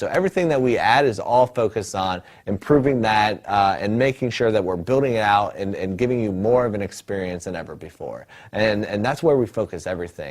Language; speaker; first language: English; native; English